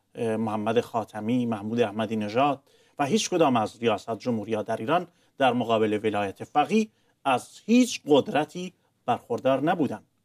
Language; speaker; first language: Persian; non-native, local second language; Arabic